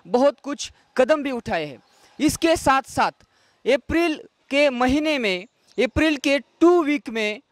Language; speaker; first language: Hindi; non-native, local second language; Marathi